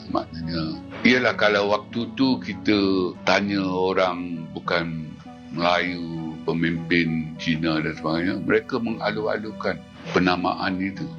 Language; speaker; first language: Malay; native; Malay